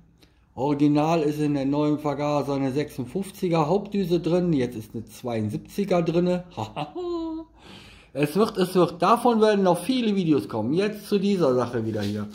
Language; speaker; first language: German; native; German